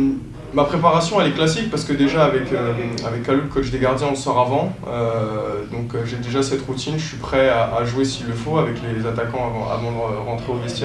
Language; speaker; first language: French; native; French